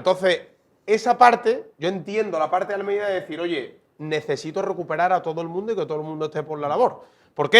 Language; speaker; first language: Spanish; native; Spanish